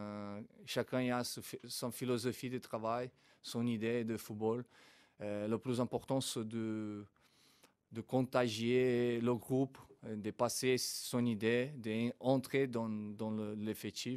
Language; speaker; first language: French; non-native, fluent; Portuguese